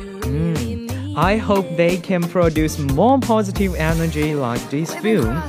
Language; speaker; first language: English; non-native, learner; Chinese